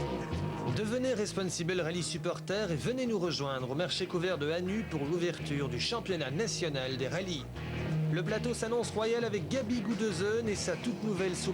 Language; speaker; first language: French; native; French